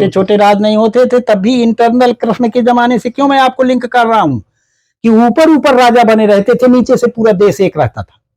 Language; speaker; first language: Hindi; native; Hindi